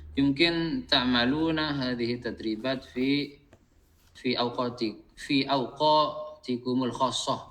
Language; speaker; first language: Arabic; non-native, fluent; Indonesian